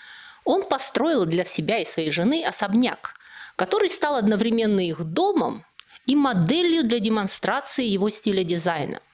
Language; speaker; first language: Russian; native; Russian